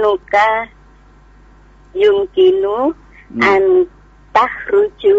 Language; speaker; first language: Arabic; non-native, learner; Indonesian